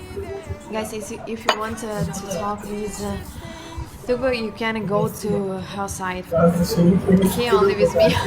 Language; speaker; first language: English; non-native, learner; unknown